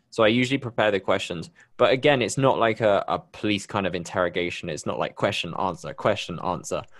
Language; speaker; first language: English; native; English